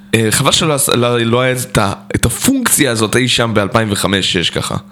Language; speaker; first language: Hebrew; native; Hebrew